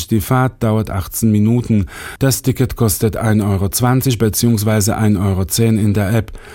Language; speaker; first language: German; native; German